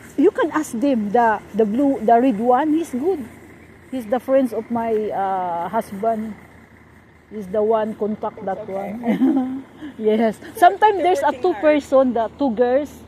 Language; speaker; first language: English; non-native, local second language; Cebuano